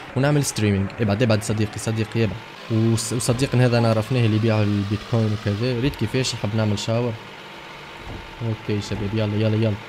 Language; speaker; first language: Arabic; native; Arabic